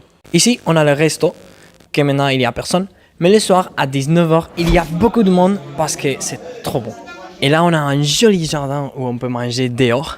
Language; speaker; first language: French; non-native, fluent; Spanish